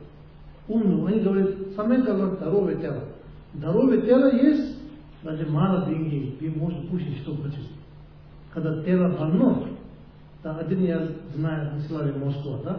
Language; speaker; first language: Russian; non-native, learner; Tibetan